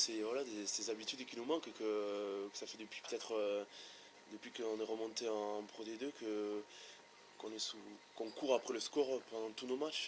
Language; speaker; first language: French; native; French